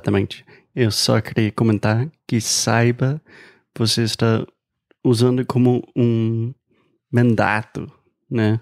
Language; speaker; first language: Portuguese; non-native, fluent; English